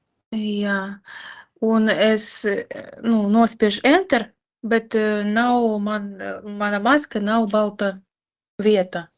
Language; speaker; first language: Latvian; non-native, learner; Russian